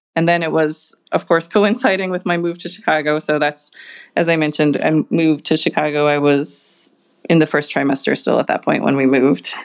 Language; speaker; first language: English; native; English